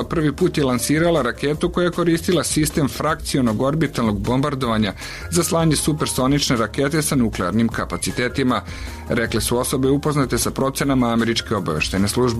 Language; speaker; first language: Croatian; native; Croatian